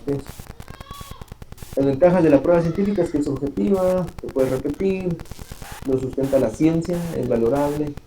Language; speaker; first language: Spanish; native; Spanish